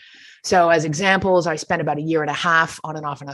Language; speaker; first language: English; native; English